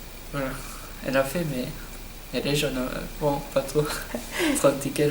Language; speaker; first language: French; non-native, learner; Portuguese